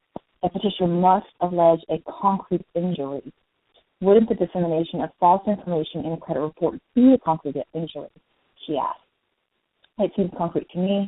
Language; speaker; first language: English; native; English